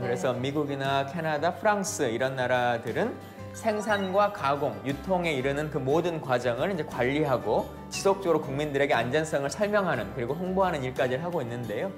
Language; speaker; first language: Korean; native; Korean